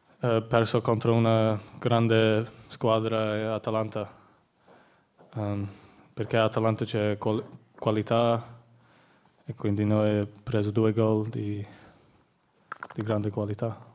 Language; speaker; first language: Italian; non-native, learner; English